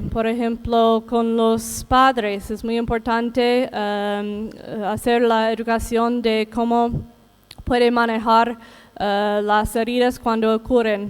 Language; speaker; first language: Spanish; non-native, fluent; English